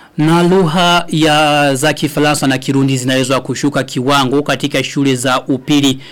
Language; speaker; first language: Swahili; non-native, local second language; Rundi